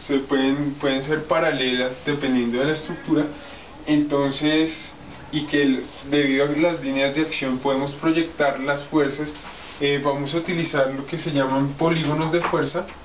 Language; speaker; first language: Spanish; native; Spanish